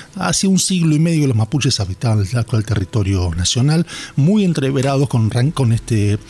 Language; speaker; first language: Spanish; native; Spanish